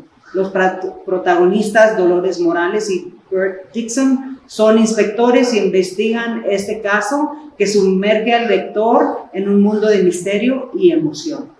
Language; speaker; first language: Spanish; early bilingual, other home language; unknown